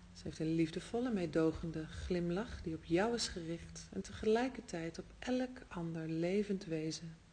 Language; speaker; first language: Dutch; native; Dutch